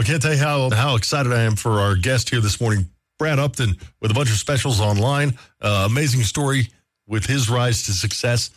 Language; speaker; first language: English; native; English